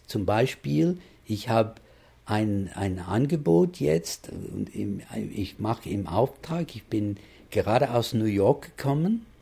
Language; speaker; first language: German; non-native, fluent; English